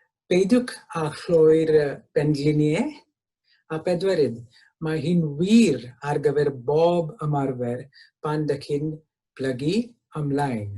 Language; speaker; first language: Welsh; non-native, fluent; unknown